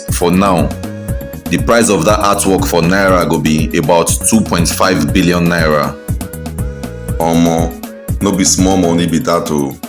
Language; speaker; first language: Nigerian Pidgin; native; Nigerian Pidgin